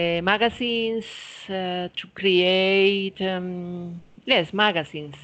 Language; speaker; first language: English; non-native, fluent; Spanish